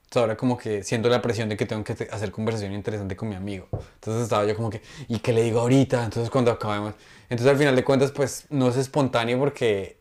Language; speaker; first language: Spanish; native; Spanish